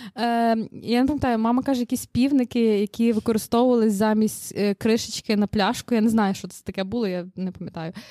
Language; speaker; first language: Ukrainian; native; Ukrainian